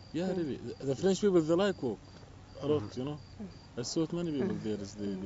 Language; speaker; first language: English; non-native, learner; Arabic